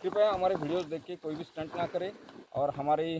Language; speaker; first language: Hindi; non-native, local second language; Marathi